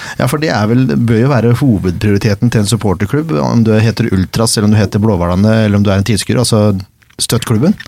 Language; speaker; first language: Norwegian; native; Norwegian